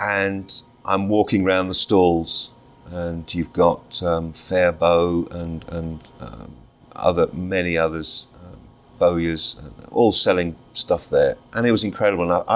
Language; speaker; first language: English; native; English